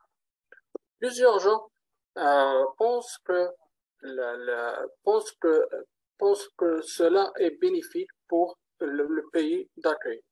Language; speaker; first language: French; non-native, learner; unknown